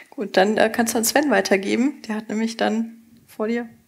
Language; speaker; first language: German; native; German